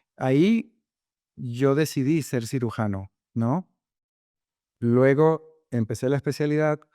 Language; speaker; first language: Spanish; native; Spanish